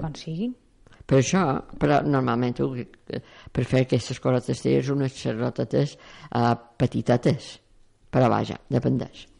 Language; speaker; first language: Catalan; native; Catalan